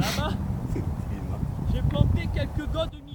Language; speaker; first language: French; native; French